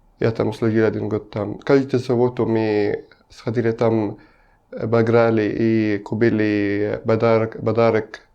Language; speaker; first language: Russian; non-native, learner; Arabic